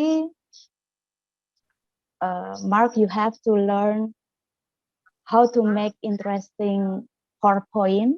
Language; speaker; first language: English; non-native, fluent; Indonesian